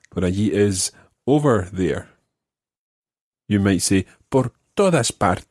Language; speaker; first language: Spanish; non-native, fluent; English